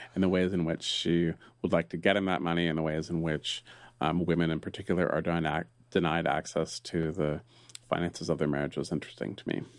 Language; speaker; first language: English; native; English